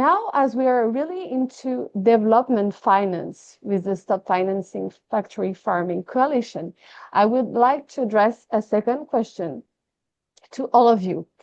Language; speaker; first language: English; non-native, fluent; French